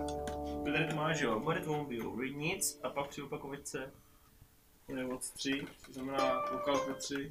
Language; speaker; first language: Czech; native; Czech